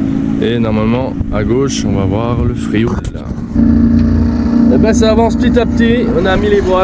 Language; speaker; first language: French; native; French